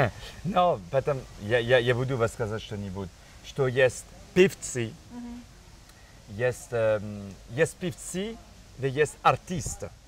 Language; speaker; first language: Russian; non-native, learner; French